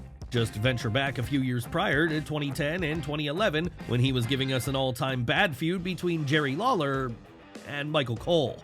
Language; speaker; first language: English; native; English